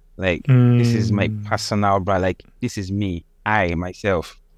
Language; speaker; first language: English; non-native, local second language; Yoruba